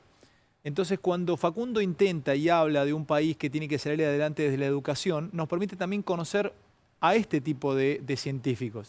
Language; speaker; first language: Spanish; native; Spanish